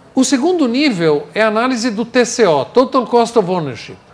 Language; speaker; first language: Portuguese; non-native, fluent; English